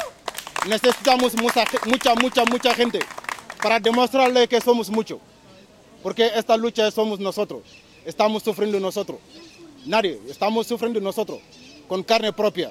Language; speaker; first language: Spanish; non-native, learner; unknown